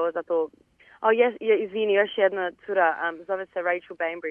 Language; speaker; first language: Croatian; early bilingual, heritage; Bosnian